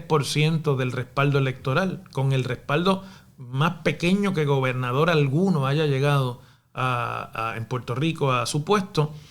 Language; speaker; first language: Spanish; native; Spanish